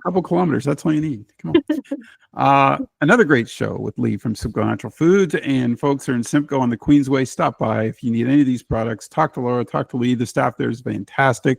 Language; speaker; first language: English; native; English